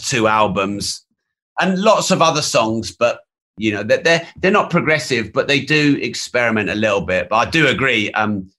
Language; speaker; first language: English; native; English